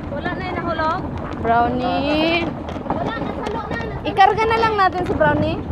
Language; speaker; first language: Filipino; non-native, local second language; Cebuano